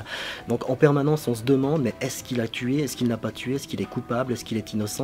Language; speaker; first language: French; native; French